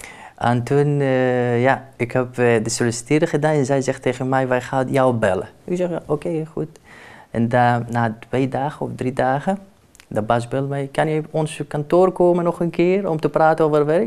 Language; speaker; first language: Dutch; non-native, learner; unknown